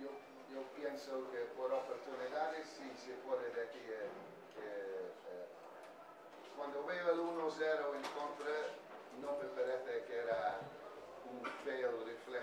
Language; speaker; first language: Spanish; non-native, fluent; English